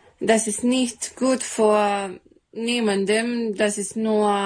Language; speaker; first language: German; non-native, learner; Serbian